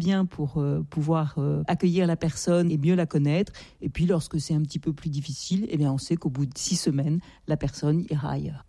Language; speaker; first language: French; native; French